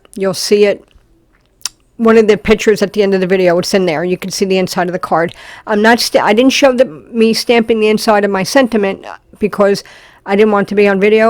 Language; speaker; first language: English; native; English